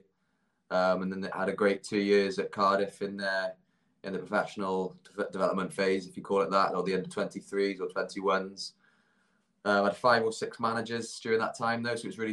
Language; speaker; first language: English; native; English